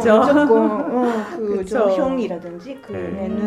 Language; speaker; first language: Korean; non-native, fluent; Japanese